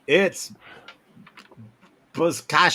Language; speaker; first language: English; native; English